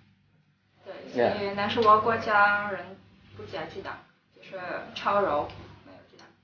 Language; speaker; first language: Chinese; non-native, learner; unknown